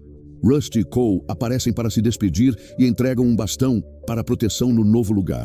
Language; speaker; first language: Portuguese; native; Portuguese